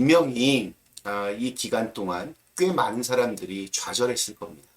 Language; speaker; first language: Korean; native; Korean